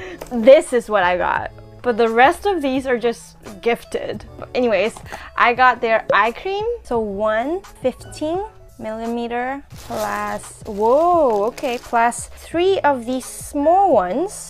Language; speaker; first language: English; non-native, fluent; Chinese